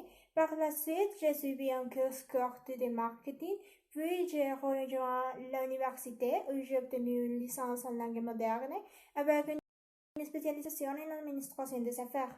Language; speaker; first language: French; non-native, learner; Spanish